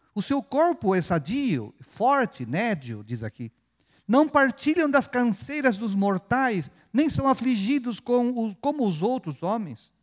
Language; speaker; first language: Portuguese; non-native, fluent; Spanish